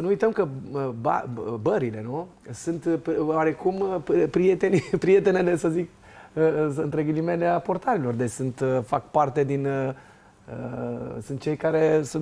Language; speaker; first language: Romanian; native; Romanian